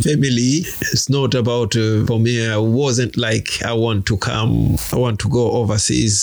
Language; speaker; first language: English; non-native, local second language; Swahili